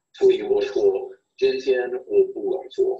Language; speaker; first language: Chinese; non-native, fluent; English